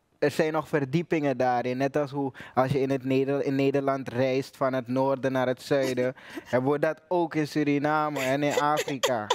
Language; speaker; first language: Dutch; native; Dutch